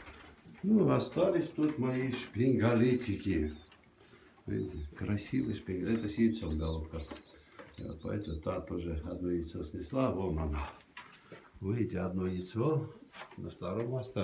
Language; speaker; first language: Russian; native; Russian